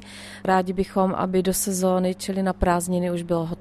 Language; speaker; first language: Czech; native; Czech